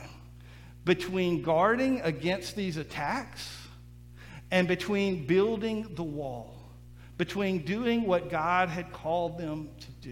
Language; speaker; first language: English; native; English